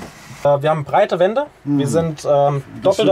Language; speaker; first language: German; native; German